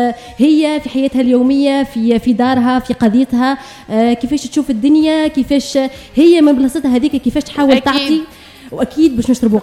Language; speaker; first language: Arabic; native; Arabic